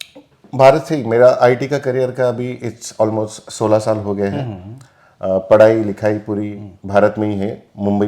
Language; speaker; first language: Hindi; native; Hindi